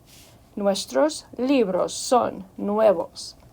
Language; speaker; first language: Spanish; non-native, fluent; English